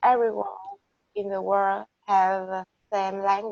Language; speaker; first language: English; non-native, learner; Vietnamese